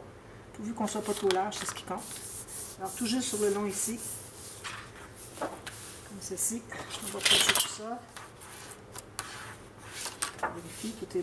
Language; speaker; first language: French; native; French